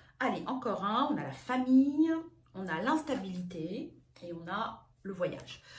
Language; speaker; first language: French; native; French